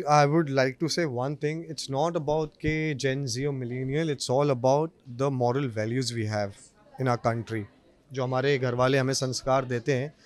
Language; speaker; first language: Hindi; native; Hindi